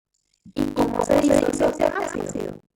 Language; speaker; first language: Spanish; native; Spanish